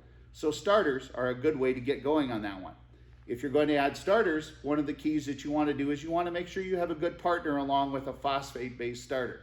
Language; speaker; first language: English; native; English